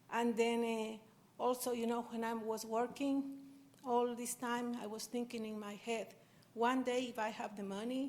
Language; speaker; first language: English; non-native, fluent; Spanish